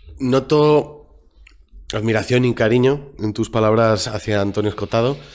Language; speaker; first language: Spanish; native; Spanish